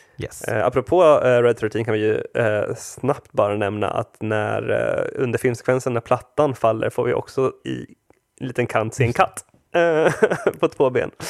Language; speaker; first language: Swedish; early bilingual, other home language; Spanish